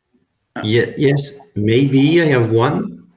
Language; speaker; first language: English; non-native, fluent; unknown